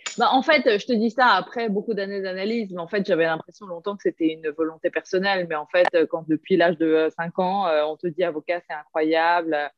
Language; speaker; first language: French; early bilingual, other home language; Korean